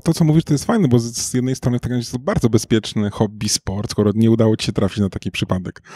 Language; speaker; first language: Polish; native; Polish